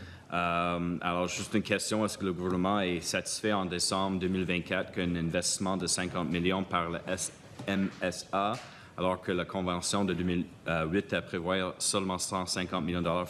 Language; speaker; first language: French; non-native, local second language; English